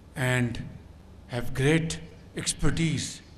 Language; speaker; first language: English; non-native, local second language; Urdu